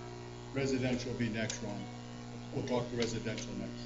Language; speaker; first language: English; native; English